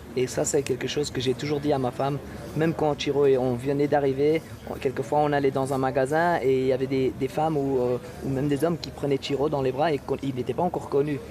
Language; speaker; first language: French; non-native, local second language; Dutch